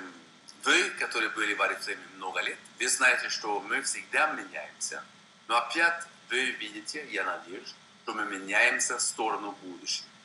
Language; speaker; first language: Russian; non-native, fluent; Swedish